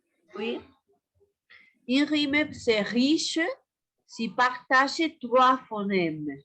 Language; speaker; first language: French; non-native, fluent; Spanish